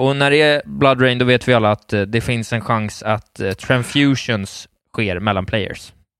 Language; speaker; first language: Swedish; native; Swedish